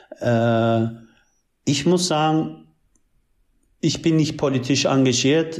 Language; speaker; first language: German; early bilingual, other home language; Turkish